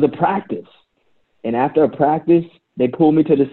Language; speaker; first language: English; native; English